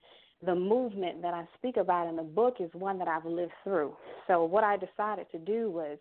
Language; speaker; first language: English; native; English